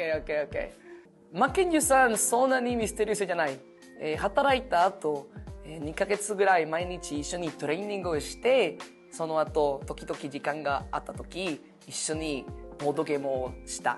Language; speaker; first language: Japanese; non-native, learner; Spanish